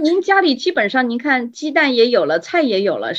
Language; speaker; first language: Chinese; native; Chinese